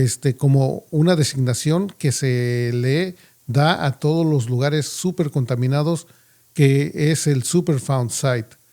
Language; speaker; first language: Spanish; native; Spanish